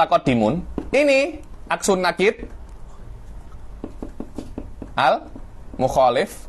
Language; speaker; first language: Arabic; non-native, fluent; Malay